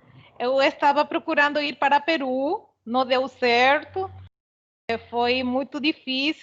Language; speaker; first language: Portuguese; non-native, fluent; Spanish